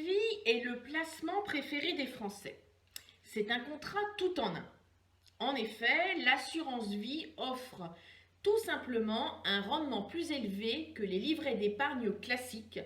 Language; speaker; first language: French; native; French